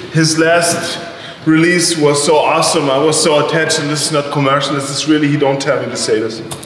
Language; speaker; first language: English; non-native, fluent; German